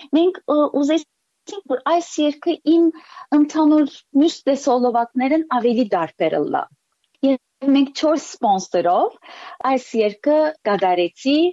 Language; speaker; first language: Armenian; early bilingual, heritage; Armenian